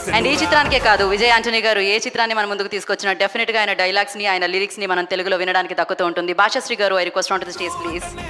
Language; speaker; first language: Telugu; native; Telugu